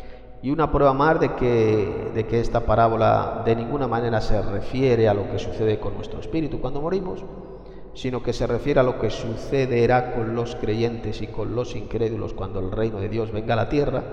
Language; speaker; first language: Spanish; native; Spanish